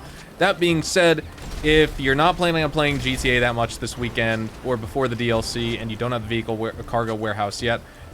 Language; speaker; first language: English; native; English